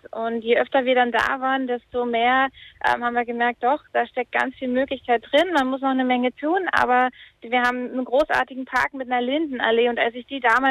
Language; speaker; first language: German; native; German